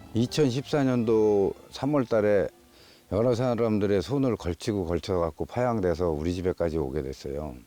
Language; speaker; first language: Korean; native; Korean